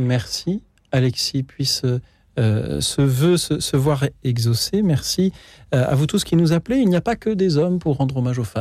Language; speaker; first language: French; native; French